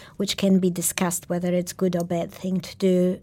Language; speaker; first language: English; non-native, fluent; Polish